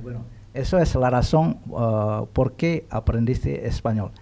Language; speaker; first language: Spanish; non-native, fluent; Indonesian